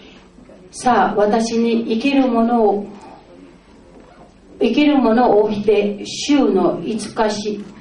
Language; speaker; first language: Japanese; non-native, fluent; Filipino